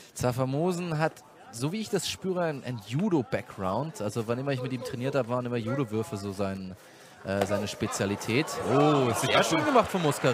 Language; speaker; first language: German; native; German